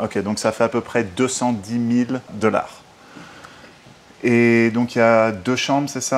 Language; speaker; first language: French; native; French